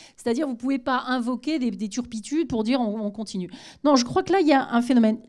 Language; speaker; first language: French; native; French